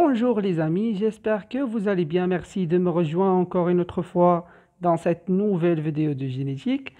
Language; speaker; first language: French; non-native, local second language; Arabic